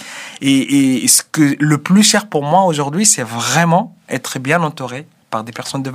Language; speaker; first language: French; non-native, fluent; Arabic